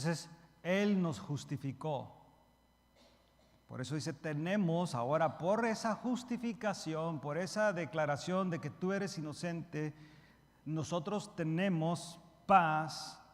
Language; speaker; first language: Spanish; early bilingual, heritage; Spanish